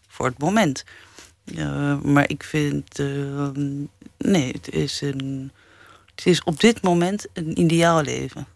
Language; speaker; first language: Dutch; early bilingual, other home language; English